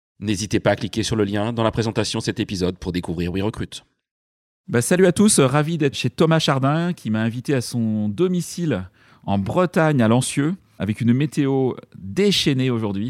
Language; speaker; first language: French; native; French